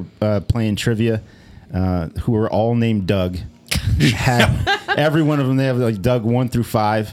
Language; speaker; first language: English; native; English